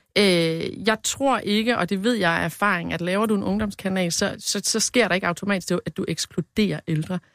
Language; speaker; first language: Danish; native; Danish